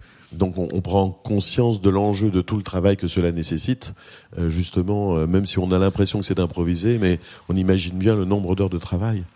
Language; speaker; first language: French; native; French